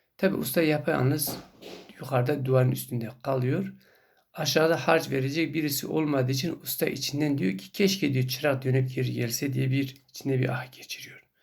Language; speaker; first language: Turkish; non-native, local second language; Kurdish